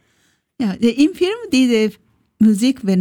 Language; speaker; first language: German; non-native, learner; Japanese